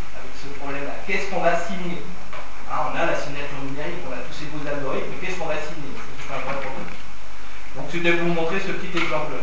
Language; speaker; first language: French; native; French